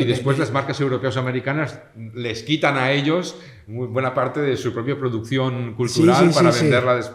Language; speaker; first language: Spanish; native; Spanish